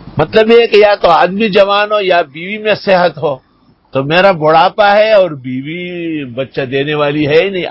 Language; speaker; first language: Urdu; non-native, local second language; Pashto